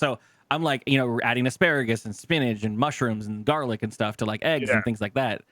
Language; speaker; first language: English; native; English